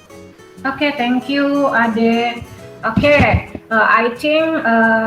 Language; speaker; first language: English; non-native, learner; Indonesian